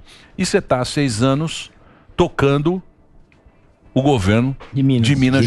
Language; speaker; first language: Portuguese; native; Portuguese